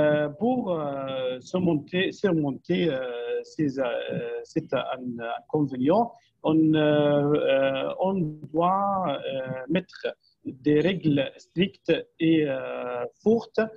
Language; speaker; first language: French; non-native, fluent; Arabic